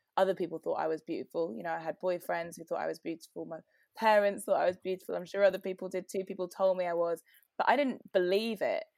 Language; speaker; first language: English; native; English